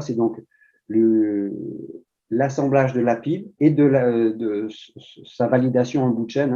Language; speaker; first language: French; native; French